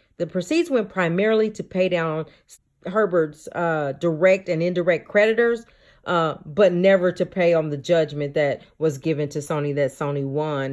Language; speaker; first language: English; native; English